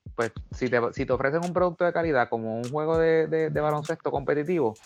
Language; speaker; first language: Spanish; native; Spanish